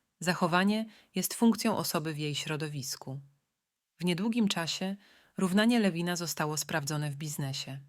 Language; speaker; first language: Polish; native; Polish